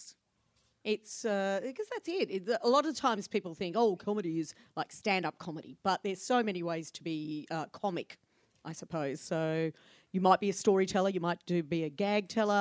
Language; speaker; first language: English; native; English